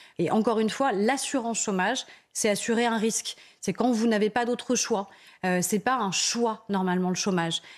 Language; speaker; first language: French; native; French